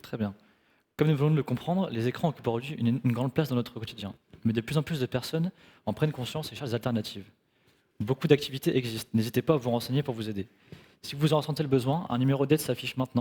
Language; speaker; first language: French; native; French